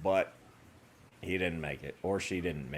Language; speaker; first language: English; native; English